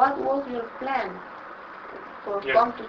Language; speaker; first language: English; non-native, local second language; Spanish